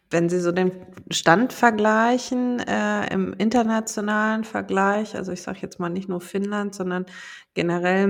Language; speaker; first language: German; native; German